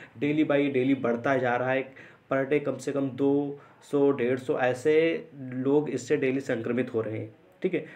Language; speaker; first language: Hindi; native; Hindi